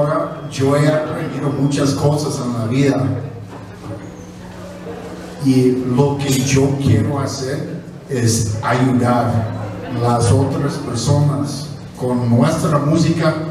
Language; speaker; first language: Spanish; non-native, fluent; English